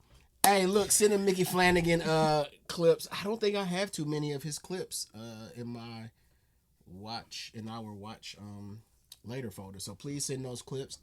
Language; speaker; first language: English; native; English